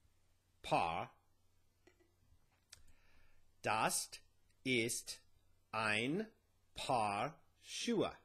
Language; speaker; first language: German; non-native, learner; English